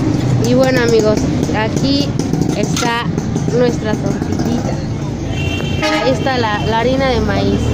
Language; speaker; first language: Spanish; native; Spanish